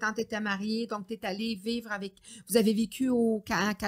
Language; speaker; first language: French; native; French